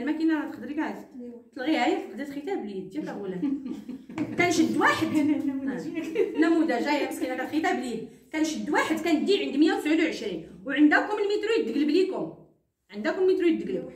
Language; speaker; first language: Arabic; native; Arabic